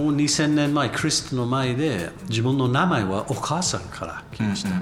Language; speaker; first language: Japanese; non-native, learner; English